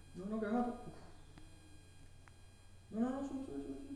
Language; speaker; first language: Spanish; native; Spanish